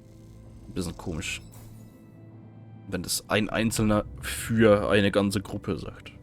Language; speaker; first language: German; native; German